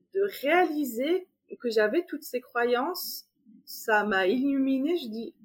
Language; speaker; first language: French; native; French